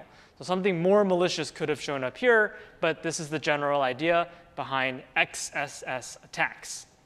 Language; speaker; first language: English; native; English